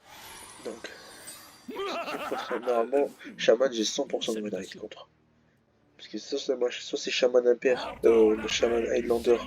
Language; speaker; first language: French; native; French